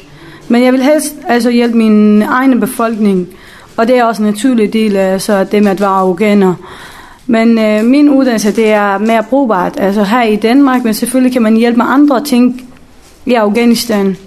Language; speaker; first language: Danish; early bilingual, other home language; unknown